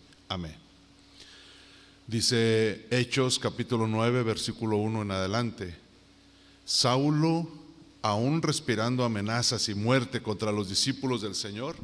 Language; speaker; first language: Spanish; native; Spanish